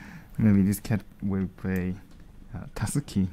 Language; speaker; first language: English; non-native, learner; Japanese